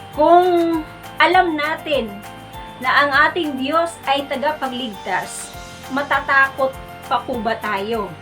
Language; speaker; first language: Filipino; non-native, local second language; Cebuano